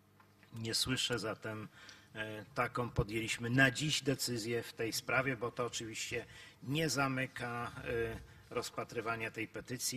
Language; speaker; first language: Polish; native; Polish